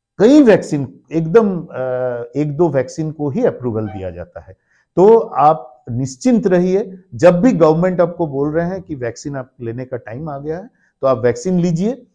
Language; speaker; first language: Hindi; non-native, local second language; Bangla